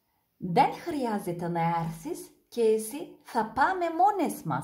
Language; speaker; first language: Greek; non-native, fluent; Turkish